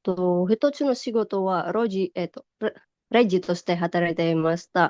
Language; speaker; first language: Japanese; non-native, learner; Indonesian